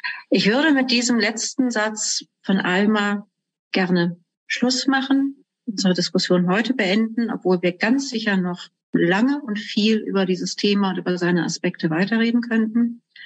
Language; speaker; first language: German; native; German